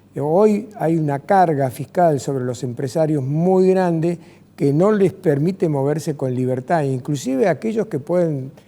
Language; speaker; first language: Spanish; native; Spanish